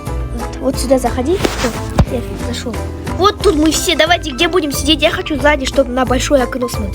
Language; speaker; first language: Russian; non-native, local second language; Kazakh